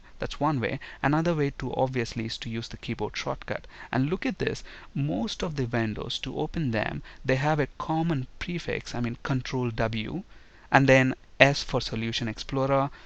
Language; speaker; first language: English; non-native, local second language; Telugu